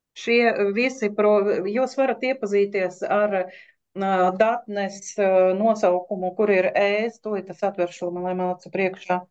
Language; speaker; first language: Latvian; non-native, local second language; Russian